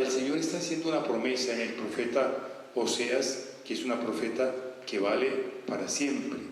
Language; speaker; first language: Spanish; native; Spanish